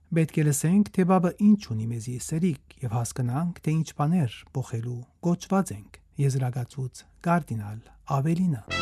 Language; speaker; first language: Armenian; native; Armenian